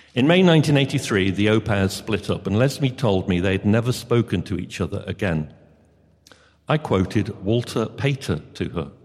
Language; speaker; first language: English; native; English